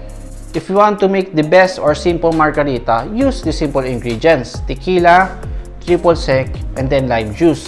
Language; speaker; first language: English; non-native, local second language; Filipino